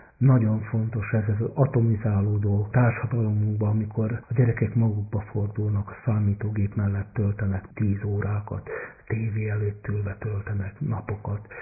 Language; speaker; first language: Hungarian; native; Hungarian